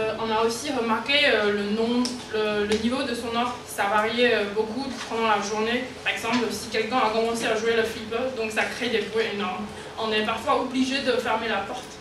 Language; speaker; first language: French; non-native, fluent; Chinese